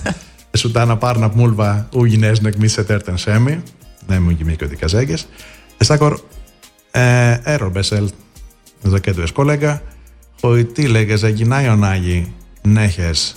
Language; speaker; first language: Hungarian; non-native, fluent; Greek